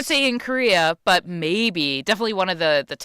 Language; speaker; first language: English; native; English